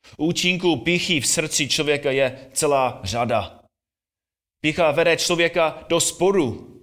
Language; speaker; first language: Czech; non-native, fluent; English